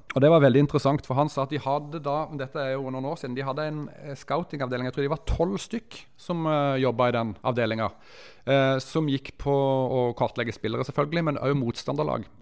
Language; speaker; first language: Norwegian; native; Norwegian